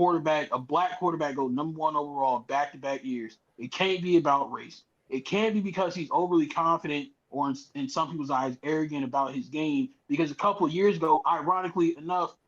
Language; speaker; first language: English; native; English